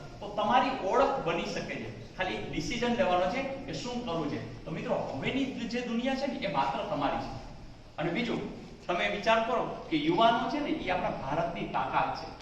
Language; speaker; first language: Gujarati; native; Gujarati